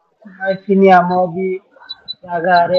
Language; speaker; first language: Italian; non-native, learner; Bangla